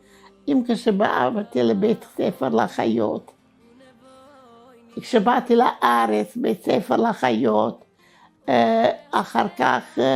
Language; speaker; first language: Hebrew; non-native, fluent; Romanian